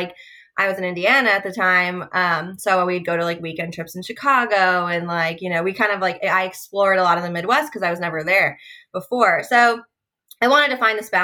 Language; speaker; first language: English; native; English